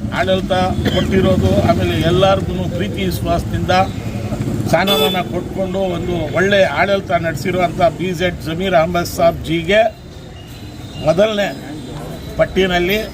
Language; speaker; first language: Kannada; non-native, local second language; Urdu